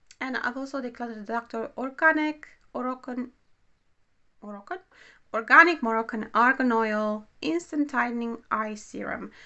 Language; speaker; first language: English; non-native, fluent; Romanian